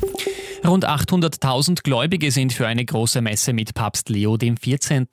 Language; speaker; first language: German; native; German